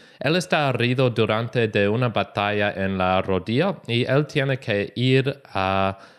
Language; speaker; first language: Spanish; non-native, learner; English